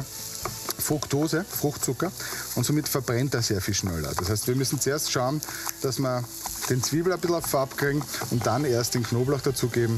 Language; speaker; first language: German; native; German